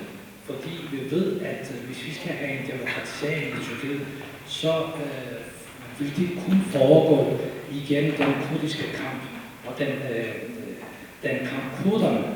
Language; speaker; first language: Danish; non-native, fluent; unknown